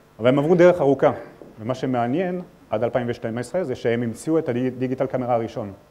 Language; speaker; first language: Hebrew; non-native, fluent; French